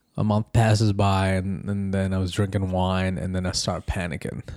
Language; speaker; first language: English; early bilingual, other home language; Arabic